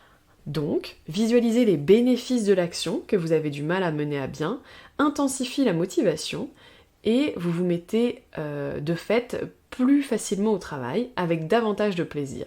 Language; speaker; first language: French; native; French